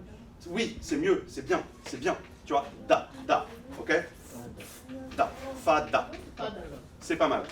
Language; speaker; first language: French; native; French